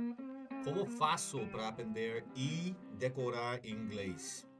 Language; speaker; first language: Portuguese; non-native, fluent; English